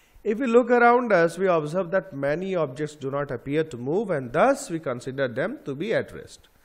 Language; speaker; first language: English; non-native, local second language; Bangla